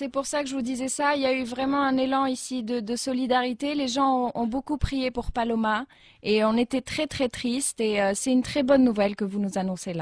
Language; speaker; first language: French; non-native, local second language; Arabic